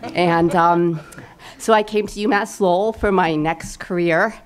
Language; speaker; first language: English; native; English